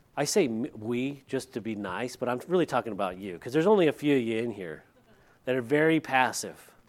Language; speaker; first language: English; early bilingual, other home language; Dutch